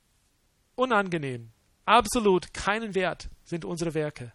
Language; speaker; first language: German; non-native, fluent; English